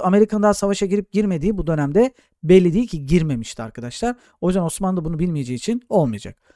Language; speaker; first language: Turkish; native; Turkish